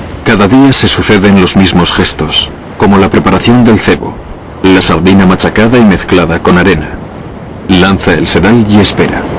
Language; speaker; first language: Spanish; native; Spanish